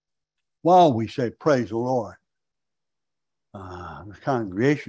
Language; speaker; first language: English; native; English